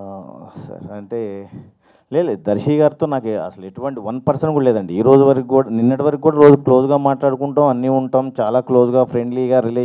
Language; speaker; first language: Telugu; native; Telugu